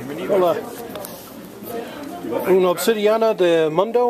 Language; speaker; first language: Spanish; non-native, learner; English